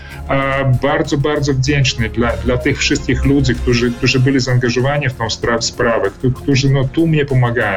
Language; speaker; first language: Polish; early bilingual, heritage; Polish